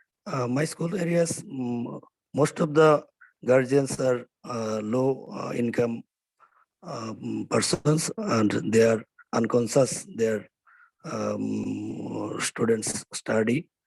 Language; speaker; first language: English; non-native, learner; Bangla